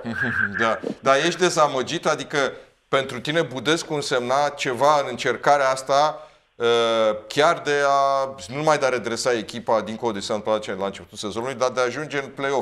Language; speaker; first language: Romanian; native; Romanian